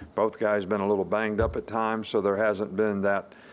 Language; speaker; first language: English; native; English